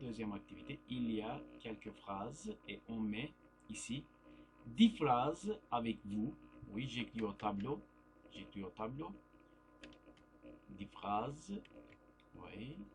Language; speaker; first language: French; non-native, fluent; Turkish